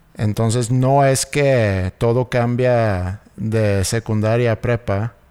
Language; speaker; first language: Spanish; native; Spanish